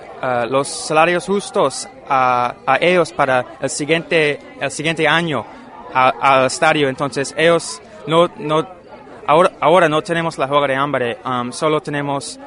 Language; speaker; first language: Spanish; non-native, learner; English